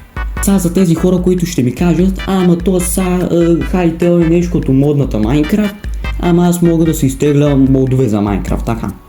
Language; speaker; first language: Bulgarian; native; Bulgarian